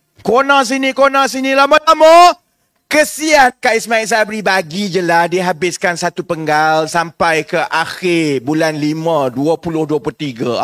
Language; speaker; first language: Malay; native; Malay